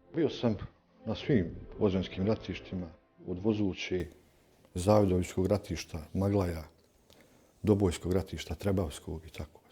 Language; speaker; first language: Serbian; native; Serbian